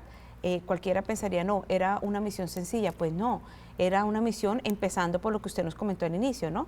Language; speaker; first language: Spanish; native; Spanish